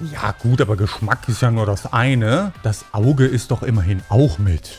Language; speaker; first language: German; native; German